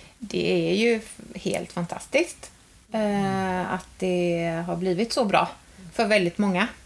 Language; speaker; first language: Swedish; native; Swedish